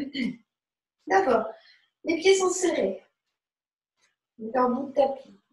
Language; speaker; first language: French; native; French